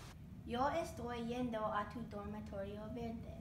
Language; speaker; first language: Spanish; non-native, learner; English